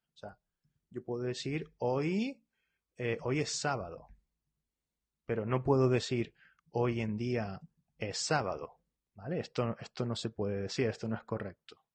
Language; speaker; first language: Spanish; native; Spanish